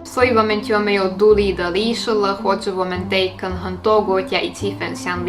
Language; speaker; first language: Chinese; non-native, fluent; Slovak